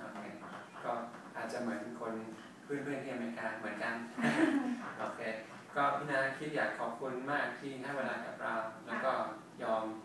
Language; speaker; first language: Thai; non-native, fluent; English